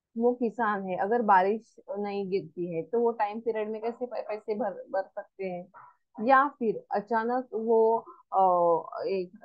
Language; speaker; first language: Hindi; non-native, local second language; Marathi